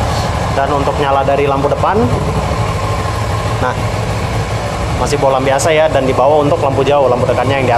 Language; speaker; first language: Indonesian; native; Indonesian